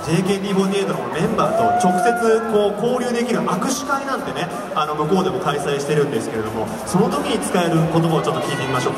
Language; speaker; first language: Japanese; native; Japanese